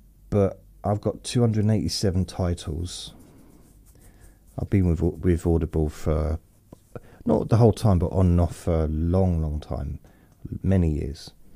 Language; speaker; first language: English; native; English